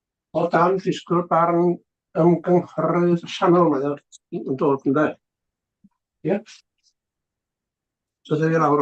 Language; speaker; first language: Welsh; native; Welsh